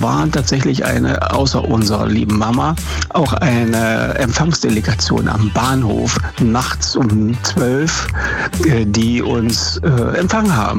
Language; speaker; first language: German; native; German